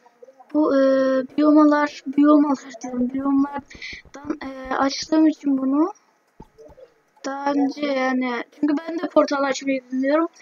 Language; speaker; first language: Turkish; native; Turkish